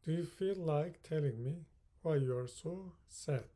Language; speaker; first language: English; non-native, fluent; Turkish